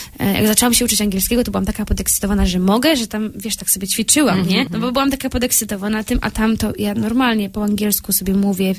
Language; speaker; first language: Polish; native; Polish